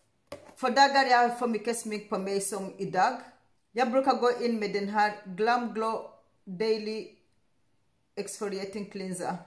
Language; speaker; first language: Swedish; non-native, learner; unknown